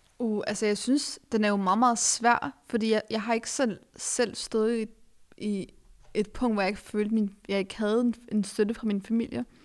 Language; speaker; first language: Danish; early bilingual, other home language; Arabic